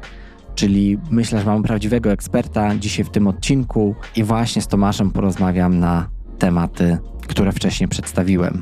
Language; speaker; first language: Polish; native; Polish